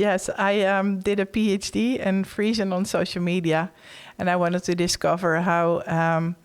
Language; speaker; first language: English; non-native, fluent; Western Frisian